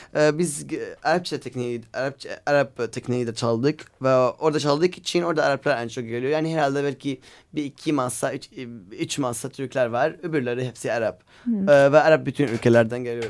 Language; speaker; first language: Turkish; non-native, learner; Arabic